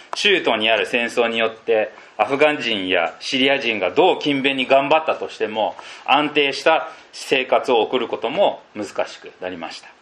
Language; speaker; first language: Japanese; non-native, fluent; Filipino